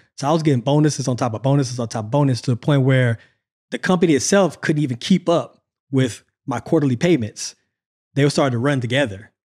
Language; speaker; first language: English; native; English